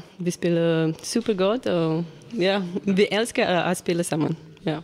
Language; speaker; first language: Danish; non-native, learner; Romanian